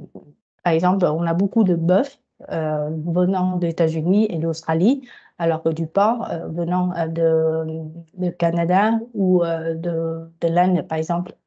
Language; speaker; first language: French; non-native, fluent; Vietnamese